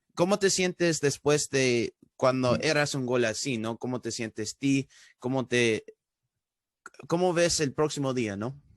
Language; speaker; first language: Spanish; early bilingual, heritage; Spanish